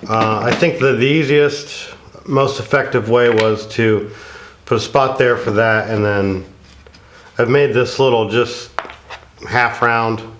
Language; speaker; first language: English; native; English